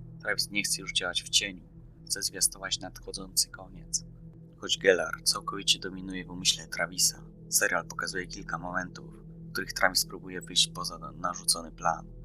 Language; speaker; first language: Polish; native; Polish